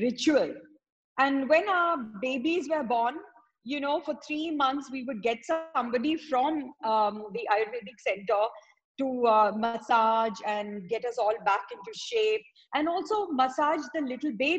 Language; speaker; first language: English; non-native, local second language; Tamil